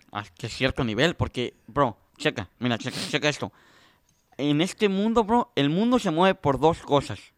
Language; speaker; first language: Spanish; native; Spanish